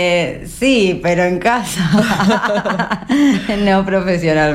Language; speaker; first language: Catalan; non-native, learner; Spanish